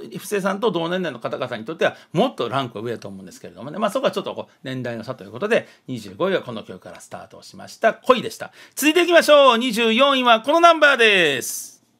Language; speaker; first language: Japanese; native; Japanese